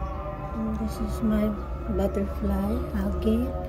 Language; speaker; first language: English; non-native, learner; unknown